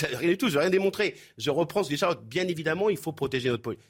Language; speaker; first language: French; native; French